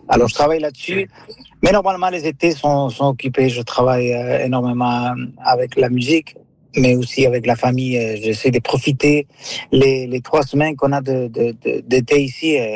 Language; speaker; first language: French; non-native, fluent; Spanish